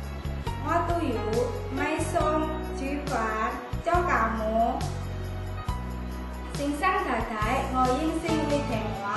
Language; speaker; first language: Cantonese; non-native, learner; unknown